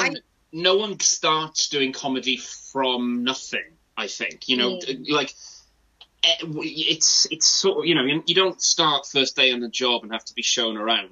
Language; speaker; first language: English; non-native, local second language; Welsh